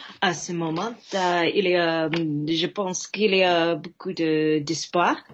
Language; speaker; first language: French; non-native, fluent; English